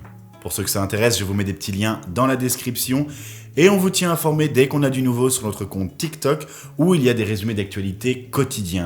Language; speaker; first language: French; native; French